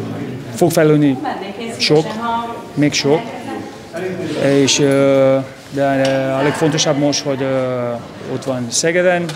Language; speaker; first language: Hungarian; non-native, local second language; Spanish